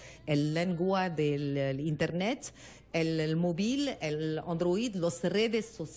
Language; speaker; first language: Spanish; non-native, learner; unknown